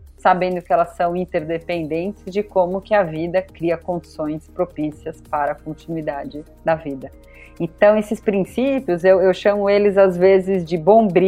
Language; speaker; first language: Portuguese; native; Portuguese